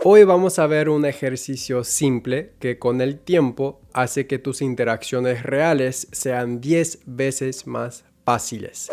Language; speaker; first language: Spanish; non-native, fluent; English